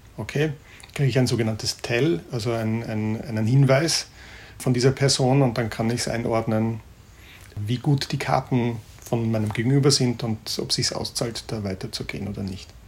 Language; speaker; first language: German; native; German